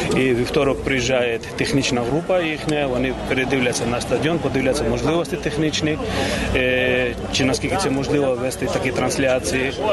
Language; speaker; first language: Ukrainian; non-native, fluent; Georgian